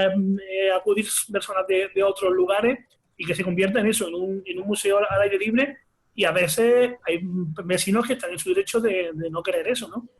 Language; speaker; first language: Spanish; native; Spanish